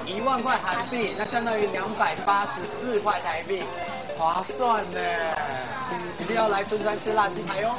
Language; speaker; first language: Chinese; native; Chinese